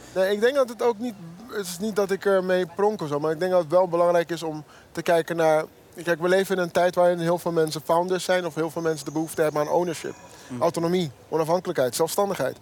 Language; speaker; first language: Dutch; early bilingual, other home language; Akan